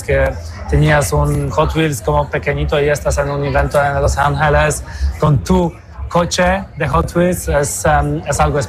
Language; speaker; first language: Spanish; non-native, fluent; Polish